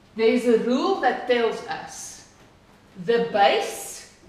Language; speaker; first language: English; non-native, local second language; Afrikaans